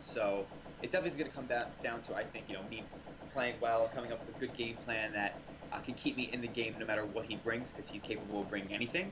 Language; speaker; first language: English; native; English